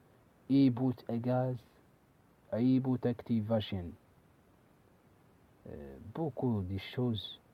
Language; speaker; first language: French; non-native, learner; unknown